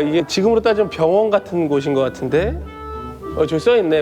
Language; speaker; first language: Korean; native; Korean